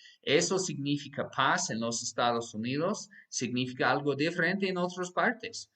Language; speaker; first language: Spanish; non-native, fluent; English